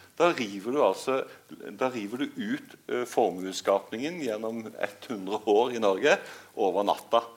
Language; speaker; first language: Norwegian; native; Norwegian